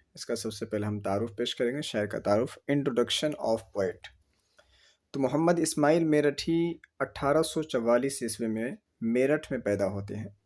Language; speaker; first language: Urdu; native; Urdu